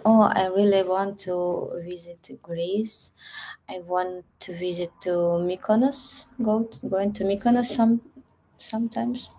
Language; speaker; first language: English; non-native, learner; Russian